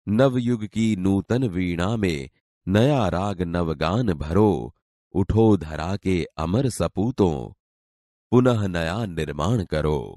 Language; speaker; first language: Hindi; non-native, local second language; Gujarati